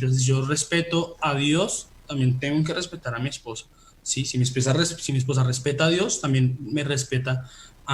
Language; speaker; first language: Spanish; native; Spanish